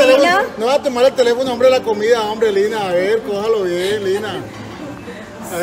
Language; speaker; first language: Spanish; native; Spanish